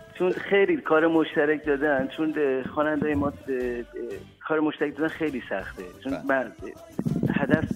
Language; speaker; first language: Persian; native; Persian